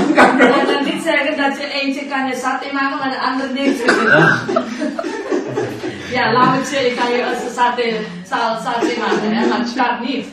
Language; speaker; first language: Dutch; non-native, learner; Indonesian